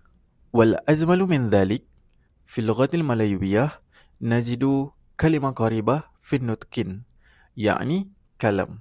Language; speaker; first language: Arabic; non-native, fluent; Malay